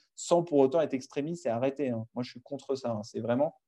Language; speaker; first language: French; native; French